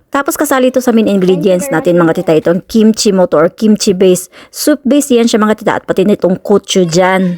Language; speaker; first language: Filipino; non-native, local second language; Cebuano